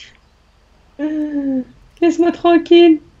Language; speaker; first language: French; native; French